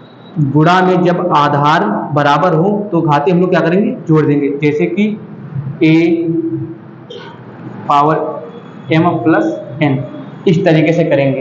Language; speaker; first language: Hindi; native; Hindi